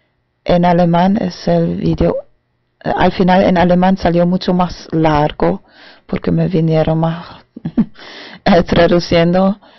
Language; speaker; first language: Spanish; non-native, fluent; German